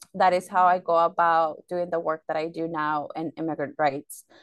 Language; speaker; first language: English; early bilingual, other home language; Spanish